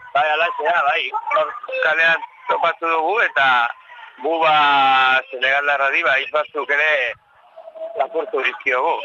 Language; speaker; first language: Basque; native; Basque